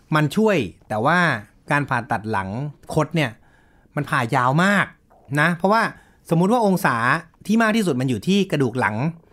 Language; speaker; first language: Thai; native; Thai